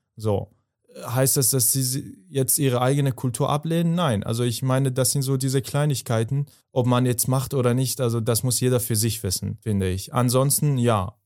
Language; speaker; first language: German; non-native, fluent; Persian